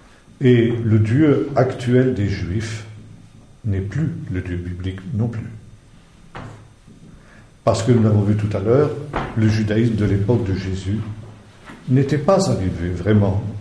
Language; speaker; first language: French; native; French